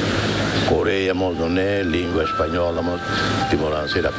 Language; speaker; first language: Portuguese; non-native, local second language; Tetum